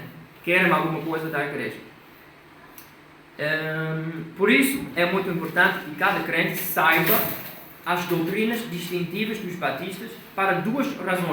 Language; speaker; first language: Portuguese; non-native, fluent; English